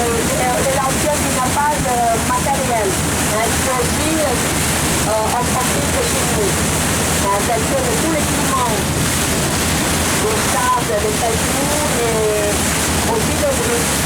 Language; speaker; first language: French; non-native, learner; Thai